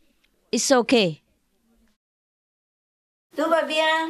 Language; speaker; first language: German; non-native, learner; Vietnamese